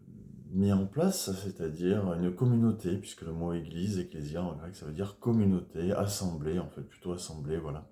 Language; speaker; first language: French; native; French